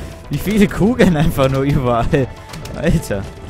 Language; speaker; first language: German; native; German